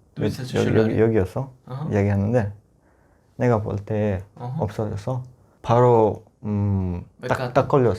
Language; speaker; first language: Korean; non-native, learner; Italian